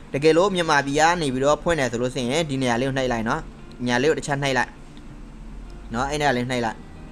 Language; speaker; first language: Burmese; non-native, local second language; Shan